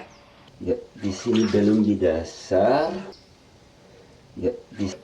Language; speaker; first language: Indonesian; non-native, learner; French